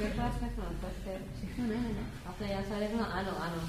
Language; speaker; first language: Czech; non-native, learner; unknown